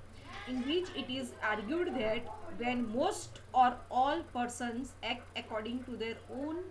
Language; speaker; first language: English; non-native, local second language; Gujarati